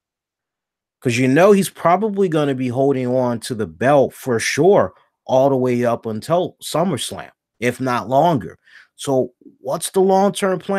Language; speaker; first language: English; native; English